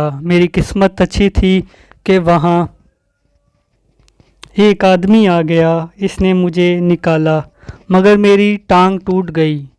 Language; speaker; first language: Urdu; native; Urdu